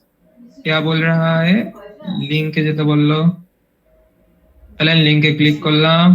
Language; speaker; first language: Hindi; non-native, fluent; Bangla